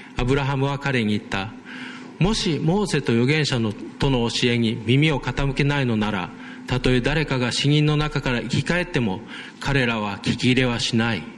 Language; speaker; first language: Japanese; native; Japanese